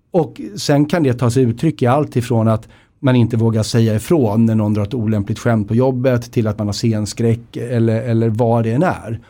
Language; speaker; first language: Swedish; native; Swedish